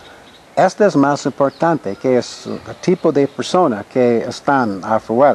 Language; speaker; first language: Spanish; non-native, fluent; English